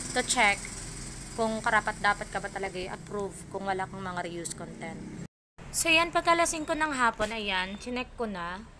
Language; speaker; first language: Filipino; non-native, local second language; Waray